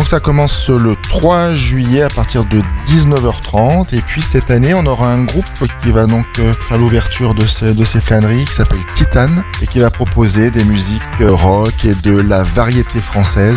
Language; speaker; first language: French; native; French